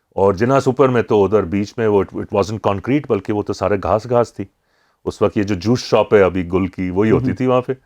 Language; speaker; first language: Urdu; native; Urdu